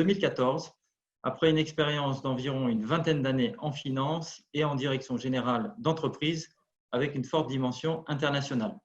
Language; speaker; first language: French; native; French